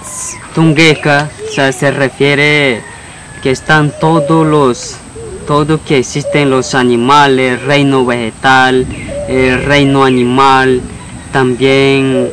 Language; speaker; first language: Spanish; non-native, local second language; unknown